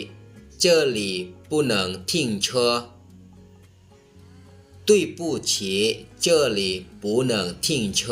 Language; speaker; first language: Chinese; non-native, fluent; Lao